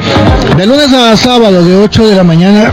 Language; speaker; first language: Spanish; native; Spanish